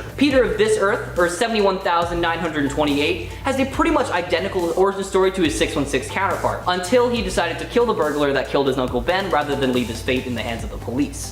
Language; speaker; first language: English; native; English